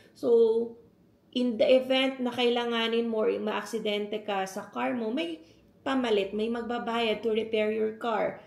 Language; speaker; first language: Filipino; native; Filipino